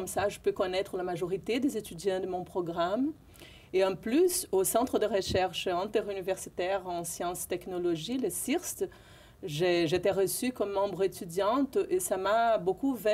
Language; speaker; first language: French; non-native, fluent; Portuguese